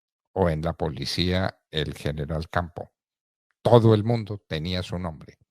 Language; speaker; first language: Spanish; native; Spanish